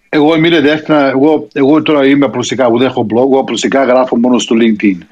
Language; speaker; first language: Greek; early bilingual, heritage; Greek